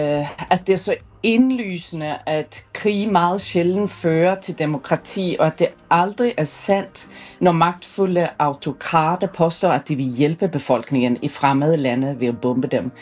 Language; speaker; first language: Danish; non-native, fluent; Persian